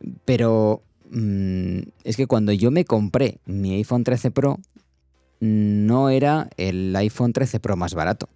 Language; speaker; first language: Spanish; native; Spanish